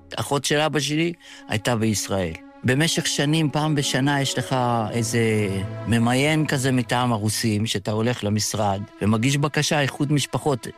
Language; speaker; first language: Hebrew; early bilingual, other home language; Yiddish